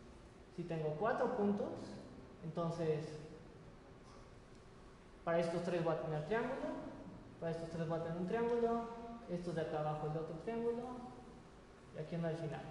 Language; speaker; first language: Spanish; native; Spanish